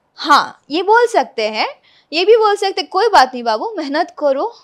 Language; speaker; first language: Hindi; non-native, local second language; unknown